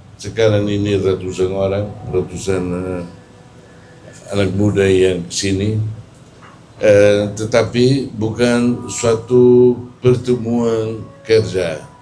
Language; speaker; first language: Indonesian; non-native, fluent; Tetum